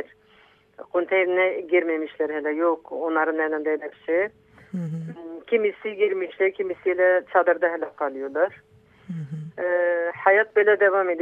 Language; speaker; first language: Turkish; non-native, local second language; Kurdish